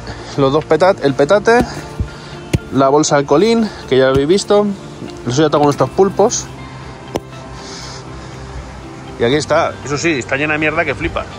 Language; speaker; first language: Spanish; native; Spanish